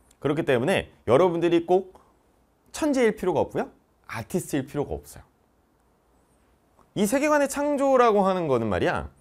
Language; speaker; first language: Korean; native; Korean